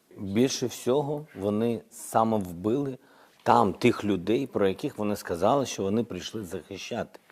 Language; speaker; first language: Ukrainian; non-native, local second language; Russian